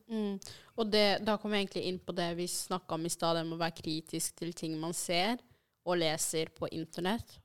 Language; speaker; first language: Norwegian; early bilingual, other home language; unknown